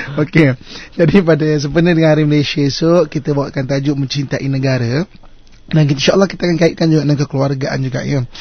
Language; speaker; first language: Malay; native; Malay